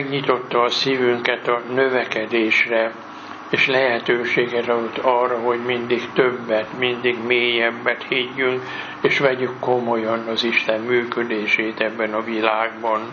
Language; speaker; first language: Hungarian; native; Hungarian